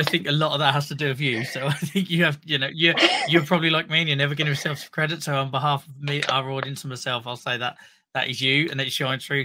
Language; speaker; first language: English; native; English